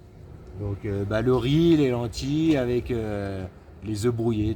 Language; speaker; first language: French; native; French